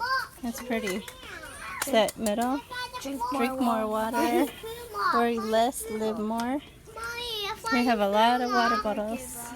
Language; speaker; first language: English; native; English